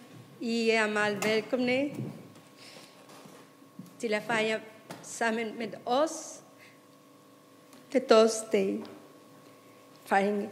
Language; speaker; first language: Danish; non-native, fluent; Spanish